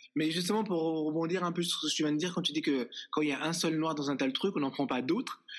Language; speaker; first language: French; native; French